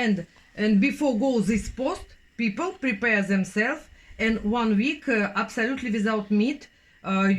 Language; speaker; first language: English; non-native, learner; Russian